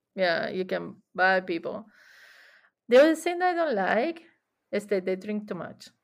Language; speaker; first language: English; non-native, fluent; Spanish